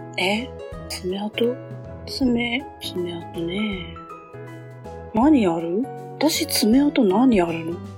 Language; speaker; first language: Japanese; native; Japanese